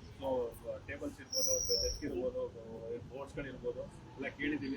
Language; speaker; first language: Kannada; native; Kannada